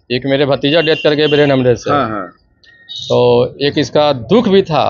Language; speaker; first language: Hindi; native; Hindi